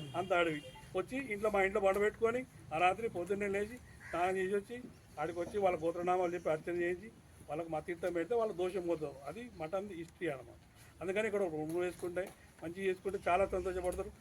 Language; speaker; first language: Telugu; native; Telugu